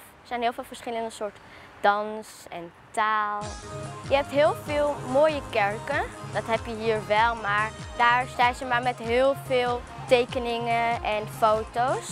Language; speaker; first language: Dutch; early bilingual, other home language; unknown